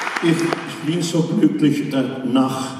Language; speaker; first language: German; non-native, learner; Spanish